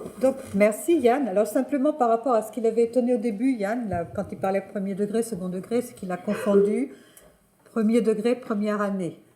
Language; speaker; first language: French; native; French